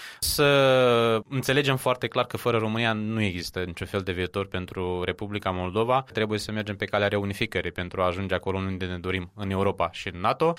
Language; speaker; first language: Romanian; native; Romanian